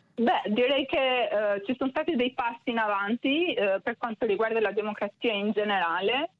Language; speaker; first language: Italian; non-native, fluent; Albanian